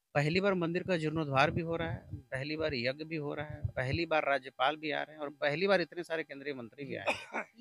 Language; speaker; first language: Hindi; native; Hindi